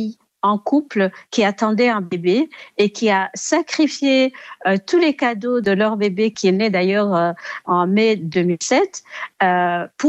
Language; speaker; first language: French; non-native, local second language; Rundi